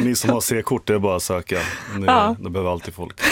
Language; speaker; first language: Swedish; early bilingual, other home language; Finnish